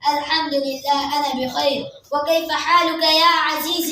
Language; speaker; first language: Arabic; non-native, learner; Urdu